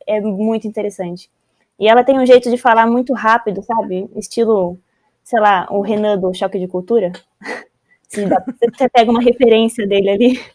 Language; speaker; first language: Portuguese; native; Portuguese